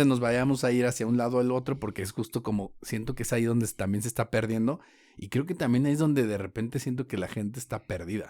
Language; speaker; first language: Spanish; native; Spanish